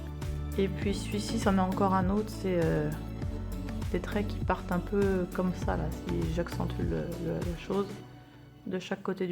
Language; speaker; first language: French; native; French